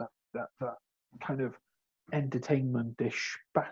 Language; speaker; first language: English; native; English